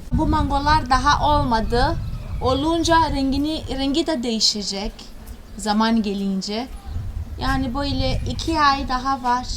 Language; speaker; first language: Turkish; non-native, fluent; Portuguese